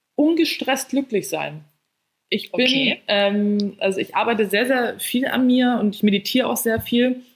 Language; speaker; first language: German; native; German